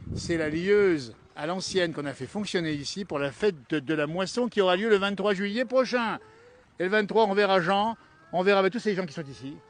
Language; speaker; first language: French; native; French